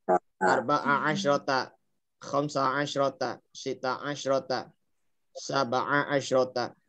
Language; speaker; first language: Arabic; non-native, learner; Indonesian